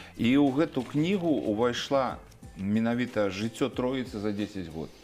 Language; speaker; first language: Belarusian; native; Belarusian